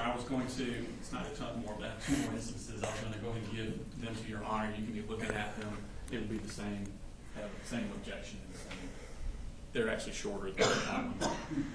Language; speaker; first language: English; native; English